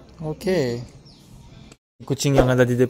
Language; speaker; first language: Indonesian; non-native, fluent; French